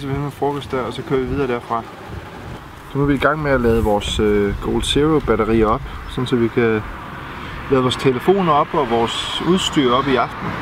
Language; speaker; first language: Danish; native; Danish